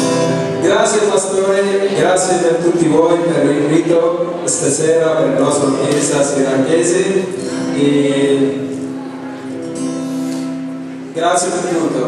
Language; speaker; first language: Italian; non-native, learner; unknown